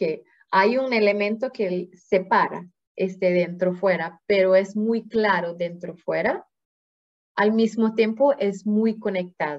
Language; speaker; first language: Spanish; non-native, fluent; Portuguese